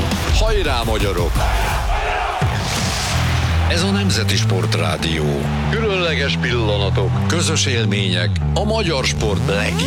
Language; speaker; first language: Hungarian; native; Hungarian